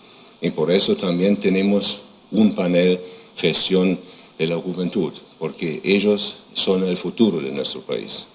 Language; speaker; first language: Spanish; non-native, fluent; German